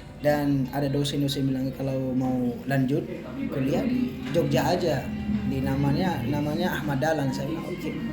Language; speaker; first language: Indonesian; non-native, fluent; Thai